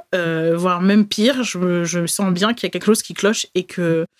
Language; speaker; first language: French; native; French